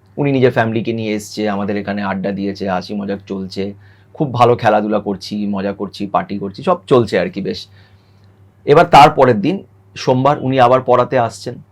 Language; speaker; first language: Bangla; native; Bangla